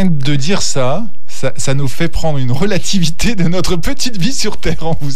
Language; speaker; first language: French; native; French